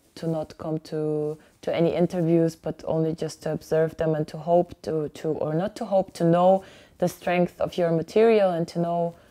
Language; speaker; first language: English; early bilingual, other home language; Ukrainian